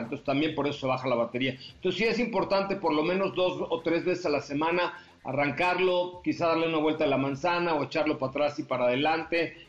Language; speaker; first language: Spanish; native; Spanish